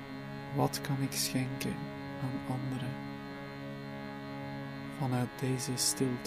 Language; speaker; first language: Dutch; native; Dutch